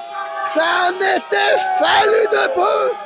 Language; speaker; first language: French; native; French